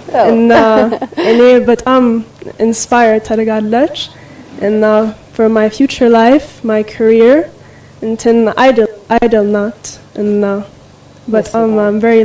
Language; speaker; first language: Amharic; early bilingual, heritage; Amharic